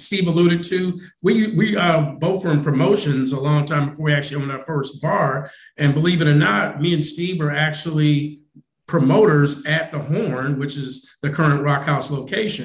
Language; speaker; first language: English; native; English